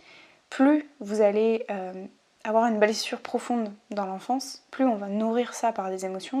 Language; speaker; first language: French; native; French